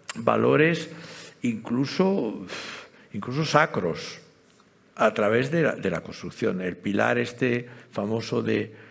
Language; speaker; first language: Spanish; native; Spanish